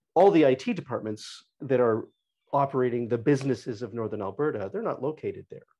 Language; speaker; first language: English; native; English